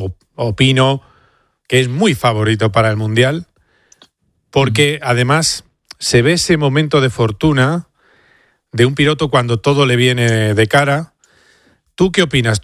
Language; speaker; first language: Spanish; native; Spanish